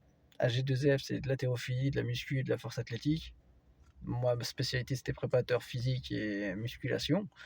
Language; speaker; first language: French; native; French